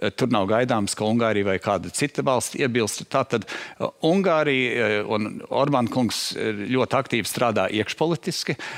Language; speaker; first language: Latvian; native; Latvian